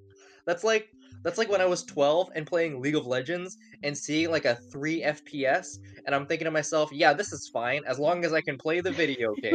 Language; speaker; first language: English; non-native, local second language; Cantonese